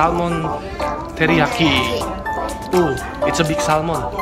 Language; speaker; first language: English; non-native, learner; Indonesian